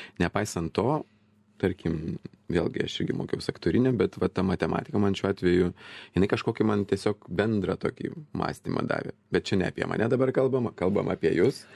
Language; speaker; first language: Lithuanian; native; Lithuanian